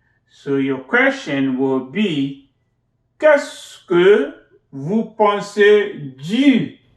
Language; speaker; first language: French; non-native, fluent; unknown